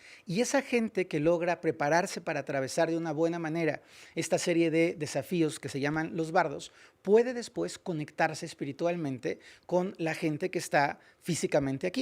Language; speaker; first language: Spanish; native; Spanish